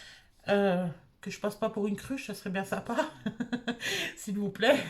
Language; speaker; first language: French; native; French